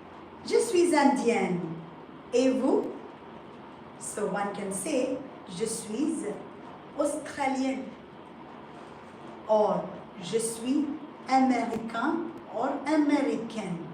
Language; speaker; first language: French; non-native, fluent; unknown